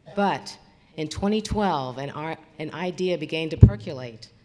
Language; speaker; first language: English; native; English